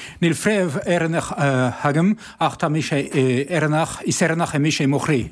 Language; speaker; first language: Irish; non-native, fluent; French